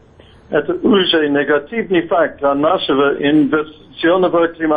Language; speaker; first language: Russian; non-native, fluent; English